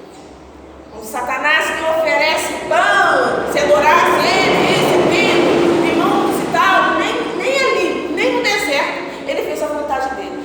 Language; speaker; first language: Portuguese; native; Portuguese